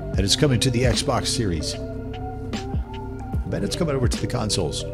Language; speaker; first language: English; native; English